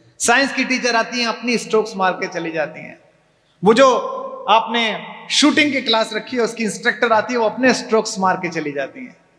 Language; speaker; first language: Hindi; native; Hindi